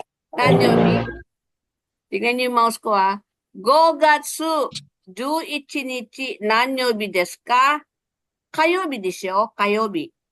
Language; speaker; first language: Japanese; non-native, fluent; Filipino